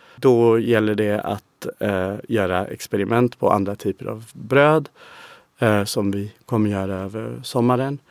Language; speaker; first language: Swedish; non-native, fluent; English